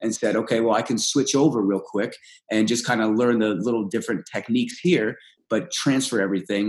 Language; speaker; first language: English; early bilingual, other home language; Russian